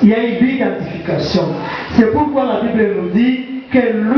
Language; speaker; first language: French; non-native, local second language; Swahili